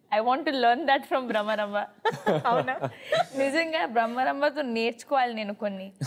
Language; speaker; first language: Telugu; non-native, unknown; Hindi